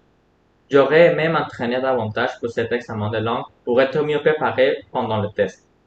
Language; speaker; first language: French; non-native, fluent; Spanish